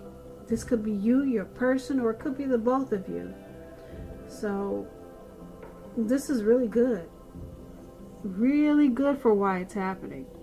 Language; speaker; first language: English; native; English